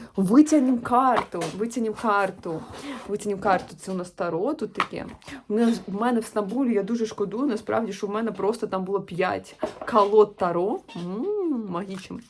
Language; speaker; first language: Ukrainian; non-native, local second language; Russian